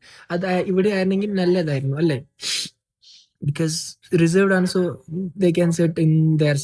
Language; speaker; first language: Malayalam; non-native, fluent; Kashmiri